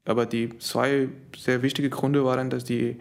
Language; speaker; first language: German; non-native, learner; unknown